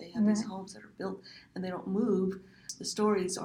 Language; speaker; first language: English; early bilingual, other home language; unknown